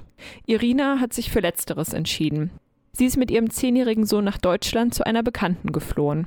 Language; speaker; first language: German; native; German